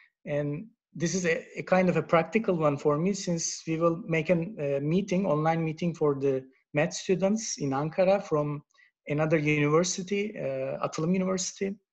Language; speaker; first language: English; non-native, fluent; Turkish